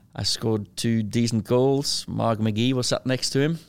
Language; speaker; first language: English; non-native, fluent; Norwegian